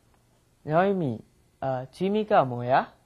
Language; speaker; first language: Korean; non-native, learner; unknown